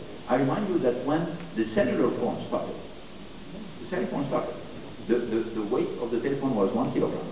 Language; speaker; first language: English; non-native, fluent; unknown